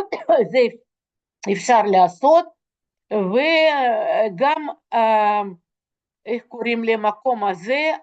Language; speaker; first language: Hebrew; non-native, fluent; Russian